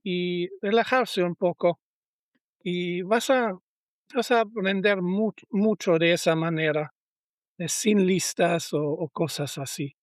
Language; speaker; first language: Spanish; non-native, learner; German